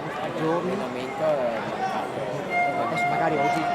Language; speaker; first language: Italian; native; Italian